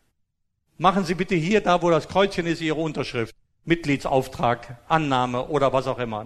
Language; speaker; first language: German; native; German